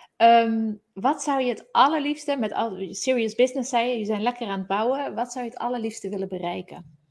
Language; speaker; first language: Dutch; native; Dutch